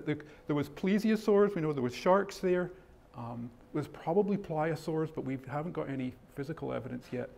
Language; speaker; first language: English; native; English